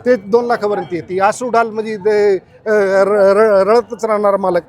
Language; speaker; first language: Marathi; non-native, fluent; Hindi